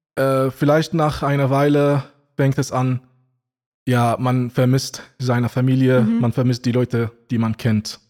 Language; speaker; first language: German; non-native, fluent; Arabic